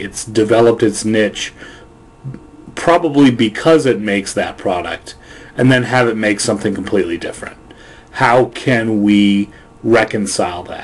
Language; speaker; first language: English; native; English